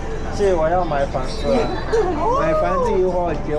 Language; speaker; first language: Chinese; non-native, learner; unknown